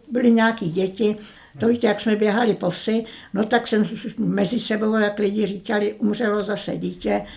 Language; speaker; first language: Czech; non-native, local second language; German